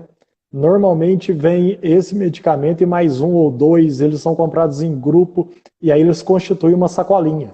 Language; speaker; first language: Portuguese; native; Portuguese